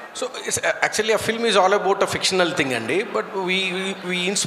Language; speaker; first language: Telugu; native; Telugu